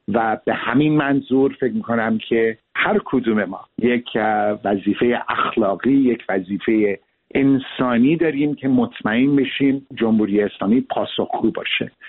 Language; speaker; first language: Persian; early bilingual, heritage; Persian